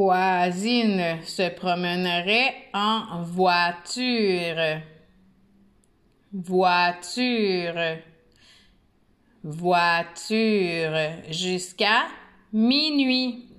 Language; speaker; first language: French; native; French